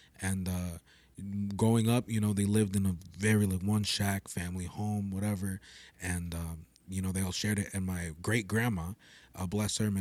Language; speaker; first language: English; early bilingual, other home language; Spanish